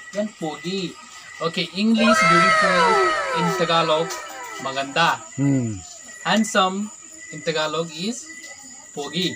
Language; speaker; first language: Filipino; non-native, learner; Nepali